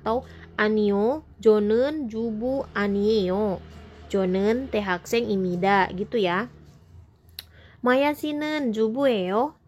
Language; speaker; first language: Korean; non-native, fluent; Indonesian